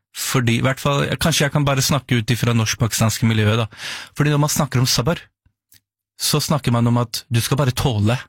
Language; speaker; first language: Norwegian; early bilingual, other home language; Urdu